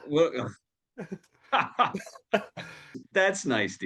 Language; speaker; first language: English; native; English